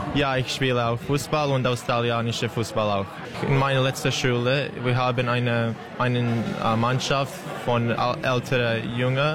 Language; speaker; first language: German; non-native, learner; Serbian